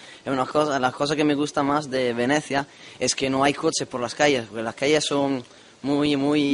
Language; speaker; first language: Spanish; non-native, learner; Italian